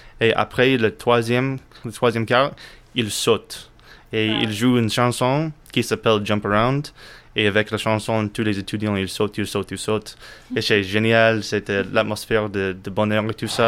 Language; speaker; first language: French; non-native, learner; English